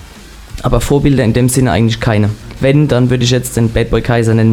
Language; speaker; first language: German; native; German